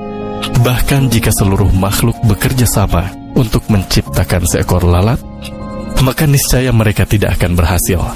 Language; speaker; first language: Indonesian; native; Indonesian